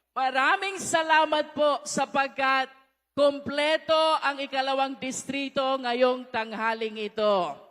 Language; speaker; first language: Filipino; native; Filipino